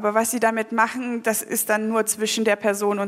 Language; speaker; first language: German; native; German